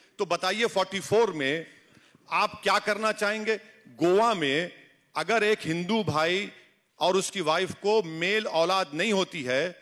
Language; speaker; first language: Hindi; non-native, local second language; Urdu